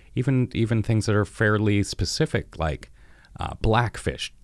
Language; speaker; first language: English; native; English